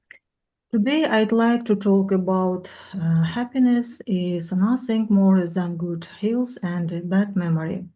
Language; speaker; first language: English; non-native, learner; Russian